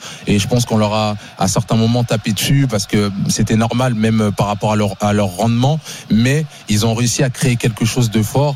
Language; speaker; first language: French; native; French